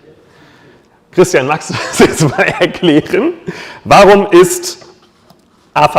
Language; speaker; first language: German; native; German